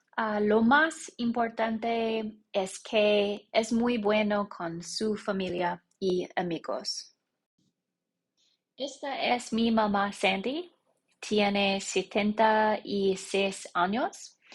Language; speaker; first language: Spanish; non-native, learner; English